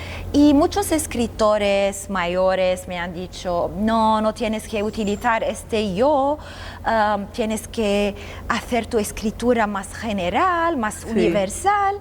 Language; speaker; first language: Spanish; non-native, fluent; Arabic